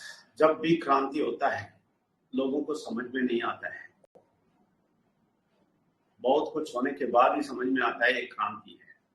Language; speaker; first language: Hindi; non-native, local second language; Telugu